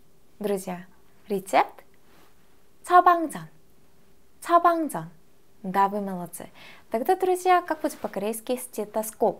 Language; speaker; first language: Russian; non-native, fluent; Korean